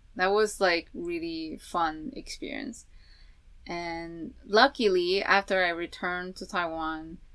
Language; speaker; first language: English; non-native, fluent; Chinese